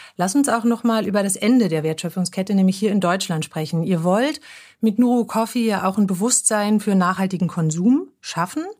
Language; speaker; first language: German; native; German